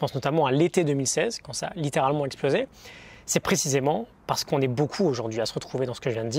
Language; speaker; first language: French; native; French